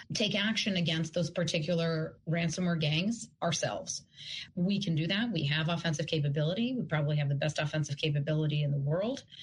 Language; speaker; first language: English; non-native, fluent; Russian